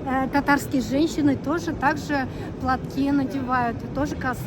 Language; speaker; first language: Russian; non-native, local second language; Tatar